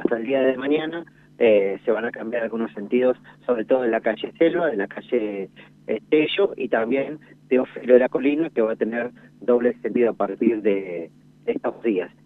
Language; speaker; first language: Spanish; native; Spanish